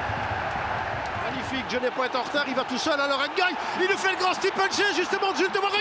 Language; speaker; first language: French; native; French